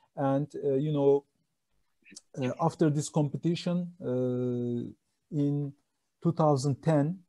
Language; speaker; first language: English; non-native, fluent; Turkish